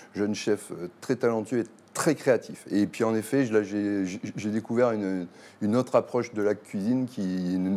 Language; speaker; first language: French; native; French